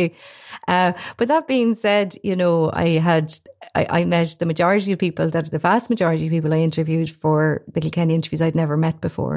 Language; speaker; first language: English; native; English